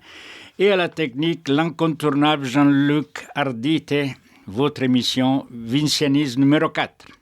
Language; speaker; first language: French; native; French